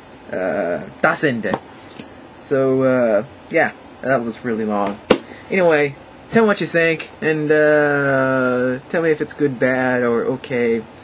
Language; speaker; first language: English; native; English